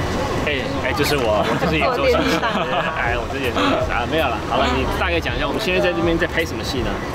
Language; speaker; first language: Chinese; native; Chinese